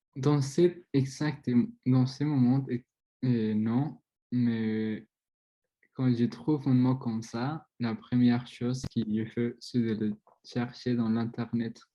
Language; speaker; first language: French; non-native, learner; Spanish